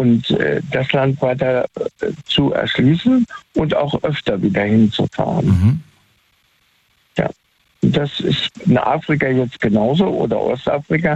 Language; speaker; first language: German; native; German